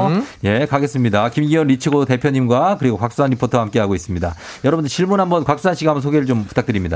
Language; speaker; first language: Korean; native; Korean